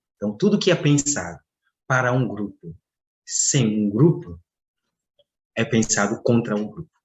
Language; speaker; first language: Portuguese; non-native, fluent; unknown